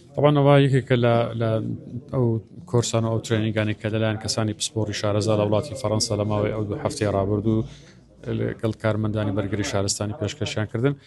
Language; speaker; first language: Central Kurdish; native; Central Kurdish